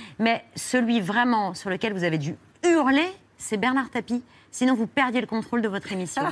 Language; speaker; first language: French; native; French